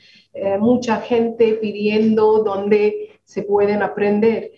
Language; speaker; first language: Spanish; non-native, fluent; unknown